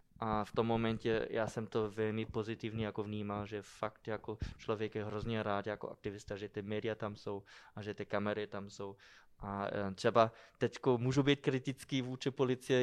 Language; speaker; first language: Czech; non-native, fluent; German